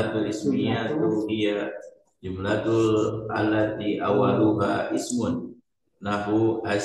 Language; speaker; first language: Arabic; non-native, learner; Indonesian